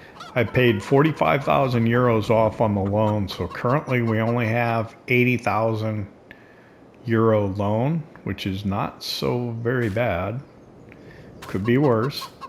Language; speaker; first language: English; native; English